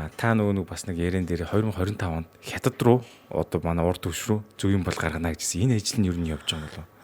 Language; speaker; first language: Mongolian; native; Mongolian